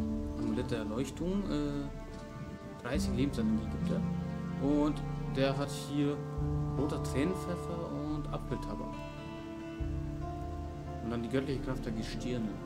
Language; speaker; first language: German; native; German